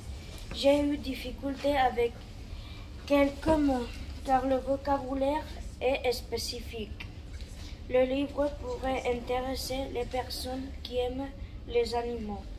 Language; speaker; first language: French; non-native, learner; Catalan